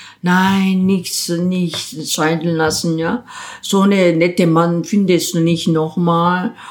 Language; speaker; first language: German; non-native, fluent; Korean